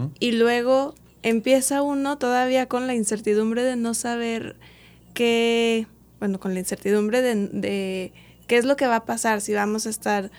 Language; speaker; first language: Spanish; native; Spanish